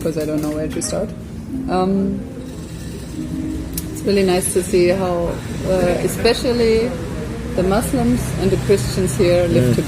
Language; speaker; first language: English; non-native, fluent; German